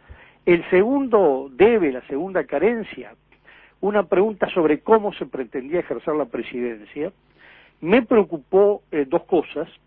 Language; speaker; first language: Spanish; native; Spanish